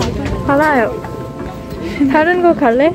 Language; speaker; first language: Korean; non-native, learner; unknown